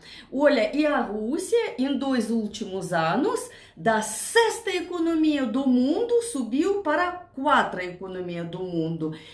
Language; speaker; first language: Portuguese; non-native, learner; Russian